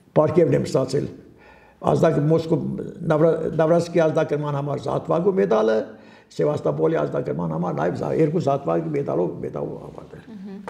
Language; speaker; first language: Armenian; native; Armenian